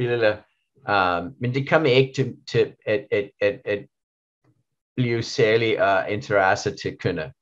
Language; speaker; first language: Danish; non-native, learner; English